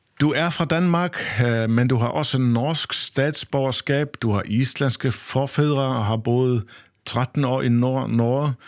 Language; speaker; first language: Danish; non-native, local second language; Faroese